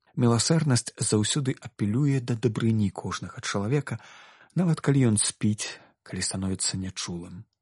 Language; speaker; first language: Belarusian; native; Belarusian